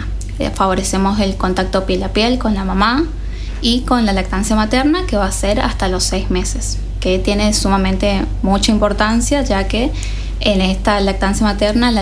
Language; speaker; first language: Spanish; native; Spanish